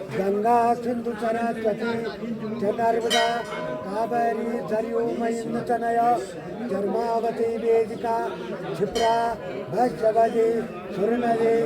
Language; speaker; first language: Hindi; native; Hindi